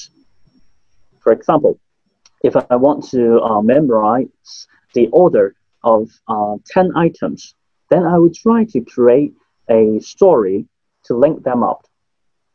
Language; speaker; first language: English; non-native, local second language; Cantonese